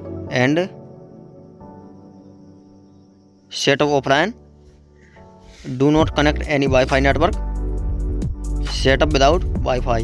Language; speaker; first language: English; non-native, local second language; Hindi